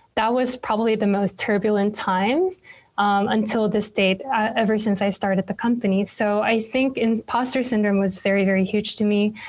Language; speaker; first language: English; non-native, fluent; Korean